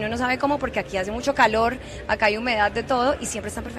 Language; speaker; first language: Spanish; native; Spanish